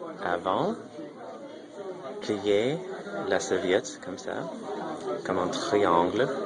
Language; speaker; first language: French; non-native, learner; English